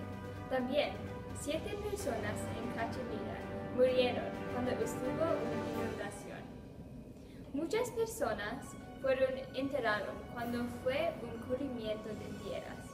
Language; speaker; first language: Spanish; non-native, learner; English